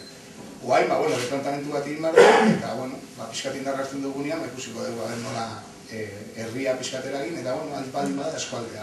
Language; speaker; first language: Basque; native; Basque